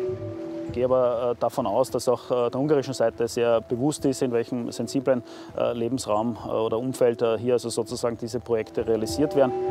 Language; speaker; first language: German; native; German